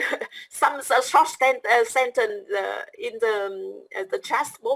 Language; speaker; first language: English; non-native, learner; Vietnamese